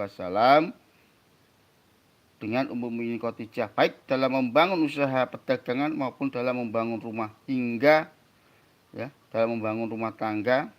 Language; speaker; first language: Indonesian; native; Indonesian